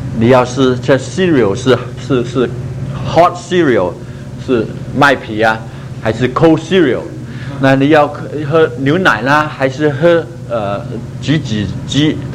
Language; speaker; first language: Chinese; non-native, local second language; Cantonese